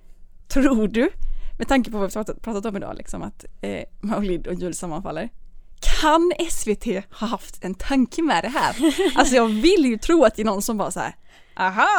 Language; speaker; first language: Swedish; native; Swedish